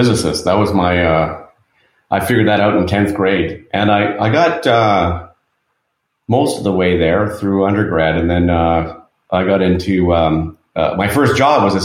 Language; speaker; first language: English; native; English